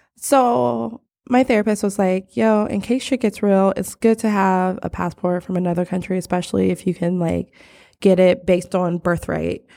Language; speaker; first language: English; early bilingual, other home language; Krio